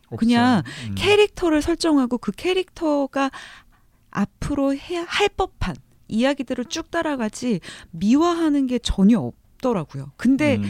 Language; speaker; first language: Korean; native; Korean